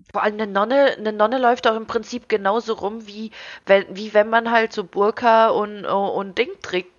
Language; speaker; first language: German; early bilingual, other home language; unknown